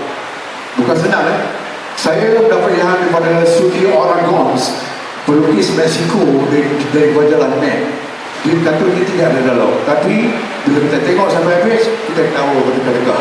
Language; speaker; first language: Malay; native; Malay